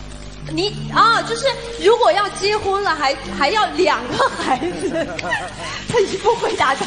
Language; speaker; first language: Chinese; native; Chinese